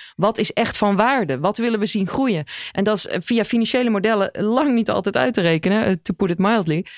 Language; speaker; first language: Dutch; native; Dutch